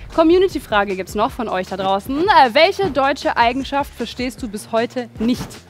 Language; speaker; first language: German; native; German